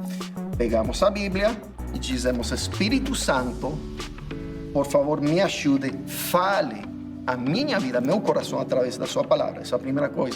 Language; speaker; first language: Portuguese; non-native, fluent; English